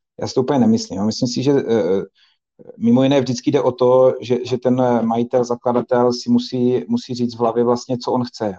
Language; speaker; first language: Czech; native; Czech